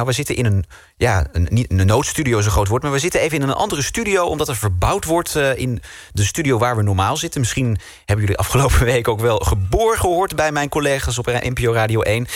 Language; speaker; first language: Dutch; native; Dutch